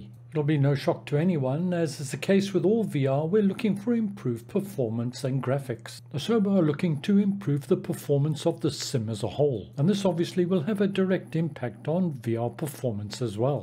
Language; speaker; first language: English; native; English